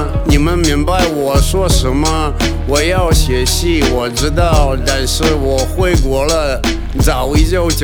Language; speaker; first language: Chinese; non-native, learner; Russian